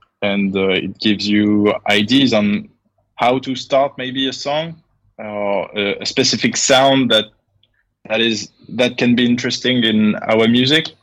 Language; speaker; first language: English; non-native, fluent; French